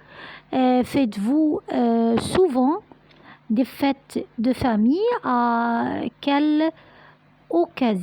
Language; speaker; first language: French; non-native, fluent; Arabic